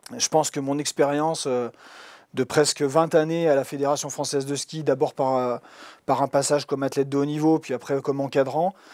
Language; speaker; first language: French; native; French